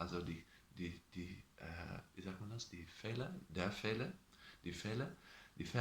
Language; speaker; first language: German; non-native, learner; Dutch